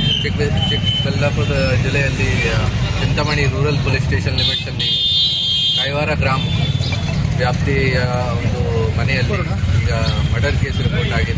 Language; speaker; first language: Kannada; non-native, local second language; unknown